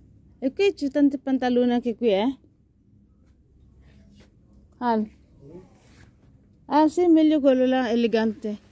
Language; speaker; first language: Italian; non-native, learner; Filipino